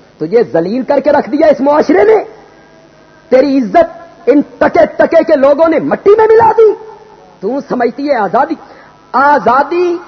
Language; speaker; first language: Urdu; non-native, local second language; Punjabi